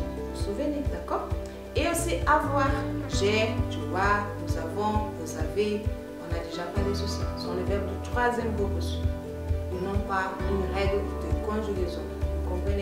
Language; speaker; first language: French; non-native, fluent; Portuguese